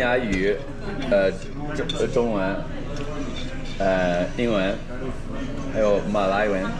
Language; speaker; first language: Chinese; non-native, fluent; English